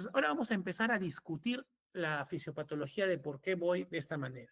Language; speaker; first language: Spanish; native; Spanish